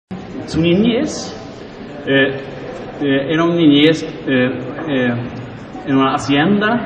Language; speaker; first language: Spanish; non-native, learner; Swedish